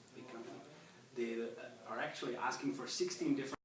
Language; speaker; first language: English; non-native, fluent; Czech